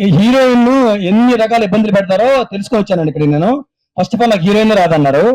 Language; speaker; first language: Telugu; native; Telugu